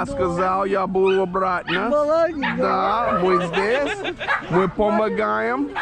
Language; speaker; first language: Russian; non-native, learner; English